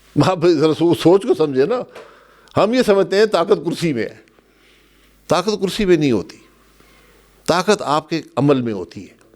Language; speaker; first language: Urdu; non-native, local second language; Pahari-Potwari